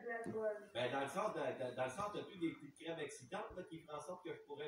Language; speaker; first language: French; native; French